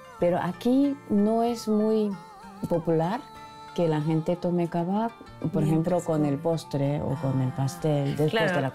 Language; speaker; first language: Spanish; non-native, fluent; Japanese